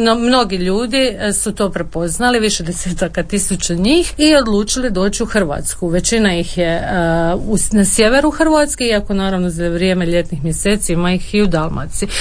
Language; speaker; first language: Croatian; native; Croatian